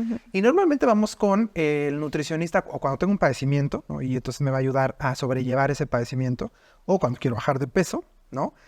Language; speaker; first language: Spanish; native; Spanish